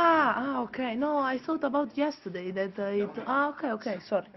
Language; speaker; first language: English; non-native, fluent; Italian